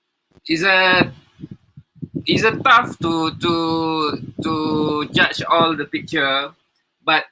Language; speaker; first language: English; non-native, learner; Malay